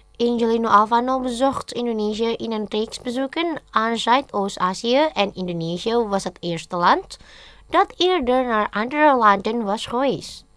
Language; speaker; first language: Dutch; non-native, fluent; Indonesian